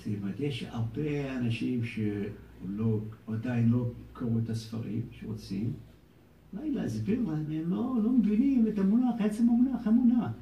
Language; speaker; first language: Hebrew; non-native, fluent; English